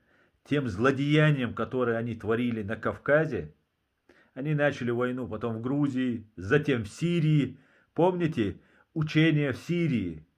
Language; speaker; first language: Russian; non-native, local second language; Chechen